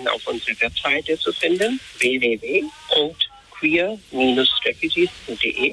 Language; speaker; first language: German; non-native, fluent; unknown